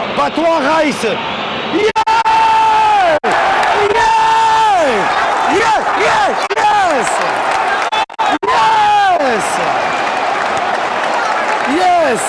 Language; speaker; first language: English; non-native, learner; French